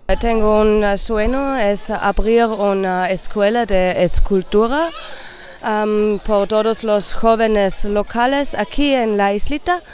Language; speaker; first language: Spanish; non-native, learner; German